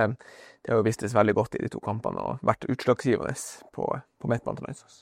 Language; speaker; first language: Norwegian; native; Norwegian